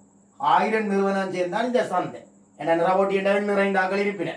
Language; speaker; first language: Tamil; native; Tamil